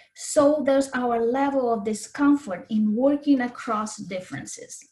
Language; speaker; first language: English; non-native, fluent; Portuguese